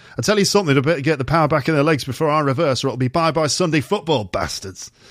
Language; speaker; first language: English; native; English